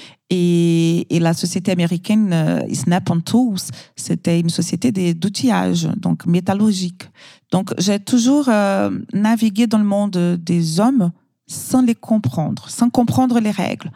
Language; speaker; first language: French; non-native, fluent; Portuguese